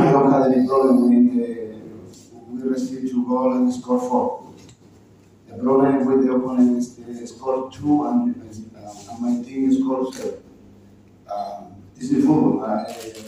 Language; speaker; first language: English; non-native, learner; Spanish